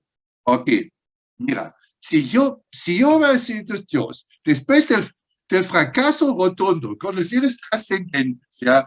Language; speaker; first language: Spanish; non-native, fluent; German